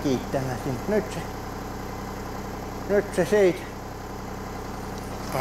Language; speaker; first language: Finnish; native; Finnish